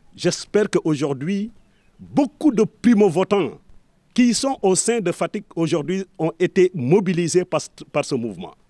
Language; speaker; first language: French; non-native, local second language; Serer